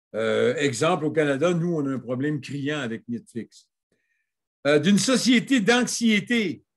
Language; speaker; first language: French; native; French